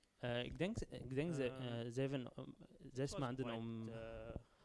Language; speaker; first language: Dutch; non-native, learner; Arabic